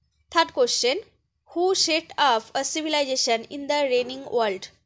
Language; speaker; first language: English; non-native, local second language; Bangla